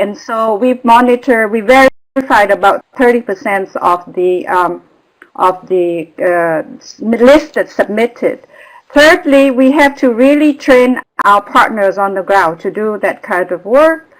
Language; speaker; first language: English; non-native, fluent; Vietnamese